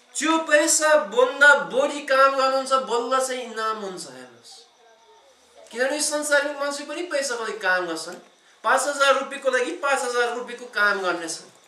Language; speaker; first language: Nepali; non-native, fluent; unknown